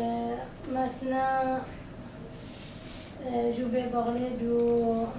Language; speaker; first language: French; non-native, learner; Arabic